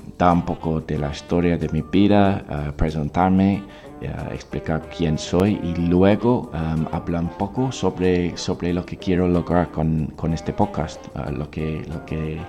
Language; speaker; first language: Spanish; non-native, fluent; English